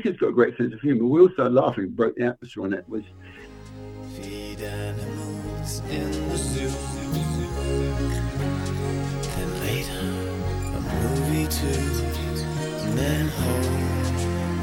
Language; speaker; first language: English; native; English